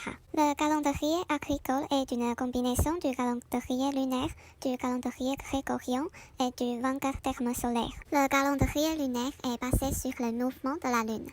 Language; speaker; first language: French; non-native, learner; Chinese